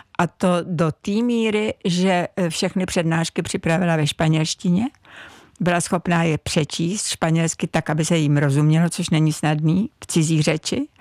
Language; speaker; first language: Czech; native; Czech